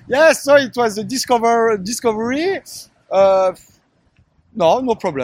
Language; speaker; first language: English; non-native, learner; French